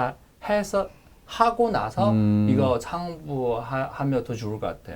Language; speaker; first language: Korean; non-native, learner; Chinese